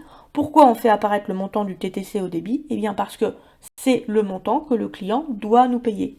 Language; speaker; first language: French; native; French